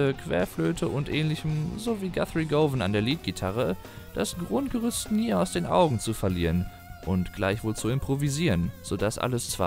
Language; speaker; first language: German; native; German